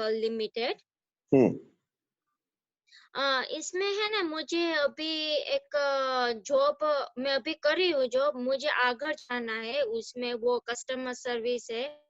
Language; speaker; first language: Hindi; non-native, local second language; Gujarati